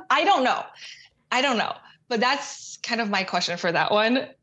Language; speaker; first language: English; native; English